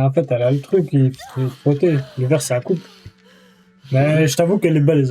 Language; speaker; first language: French; native; French